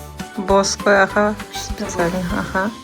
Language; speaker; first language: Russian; non-native, local second language; Kazakh